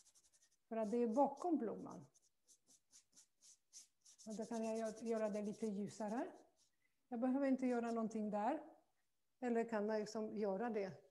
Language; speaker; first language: Swedish; non-native, fluent; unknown